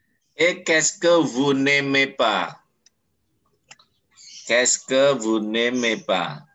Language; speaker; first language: French; non-native, fluent; Indonesian